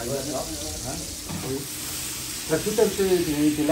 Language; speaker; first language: French; non-native, local second language; Malagasy